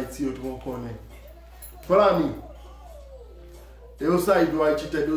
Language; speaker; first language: Portuguese; non-native, learner; Haitian Creole